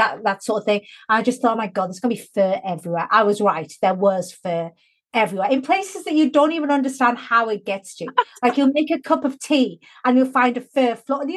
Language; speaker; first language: English; native; English